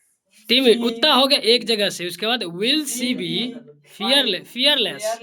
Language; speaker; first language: Hindi; native; Hindi